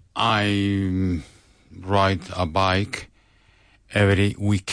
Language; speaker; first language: English; non-native, learner; Spanish